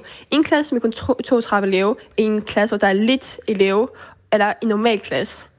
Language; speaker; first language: Danish; early bilingual, heritage; French